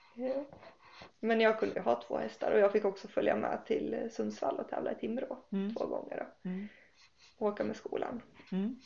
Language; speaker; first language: Swedish; native; Swedish